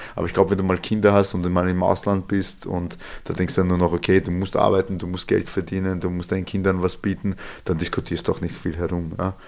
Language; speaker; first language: German; early bilingual, other home language; Serbian